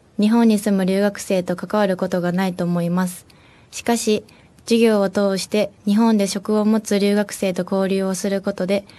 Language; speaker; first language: Japanese; native; Japanese